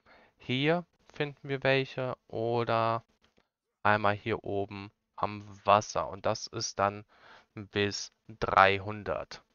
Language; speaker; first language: German; native; German